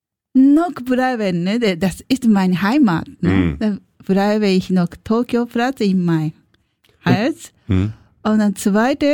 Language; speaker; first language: German; non-native, learner; Japanese